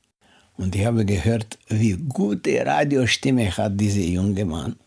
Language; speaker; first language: German; non-native, learner; Romanian